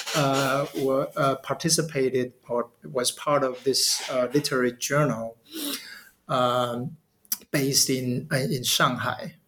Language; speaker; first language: English; non-native, fluent; Chinese